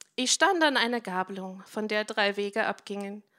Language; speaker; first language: German; non-native, fluent; English